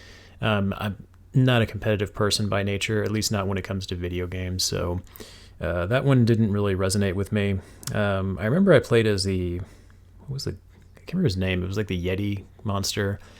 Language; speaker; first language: English; native; English